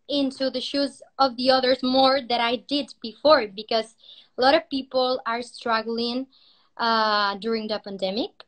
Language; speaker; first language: English; non-native, learner; Spanish